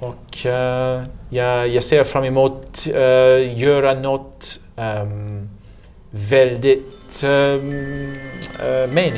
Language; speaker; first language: Swedish; non-native, learner; English